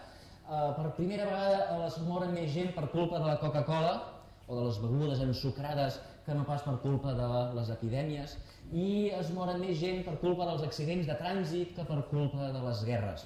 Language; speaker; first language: Catalan; native; Catalan